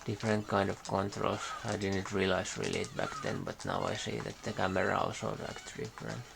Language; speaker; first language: English; non-native, fluent; Finnish